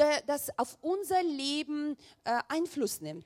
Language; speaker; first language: German; non-native, learner; Russian